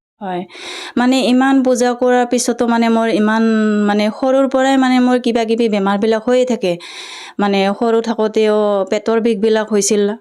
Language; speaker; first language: Assamese; non-native, local second language; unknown